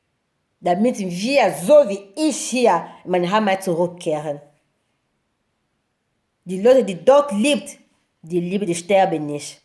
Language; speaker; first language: German; non-native, learner; Lingala